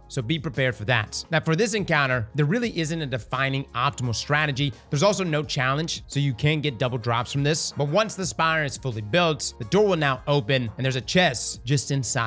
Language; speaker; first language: English; native; English